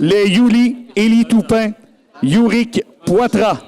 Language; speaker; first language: French; native; French